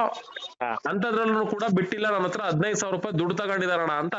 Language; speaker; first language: Kannada; native; Kannada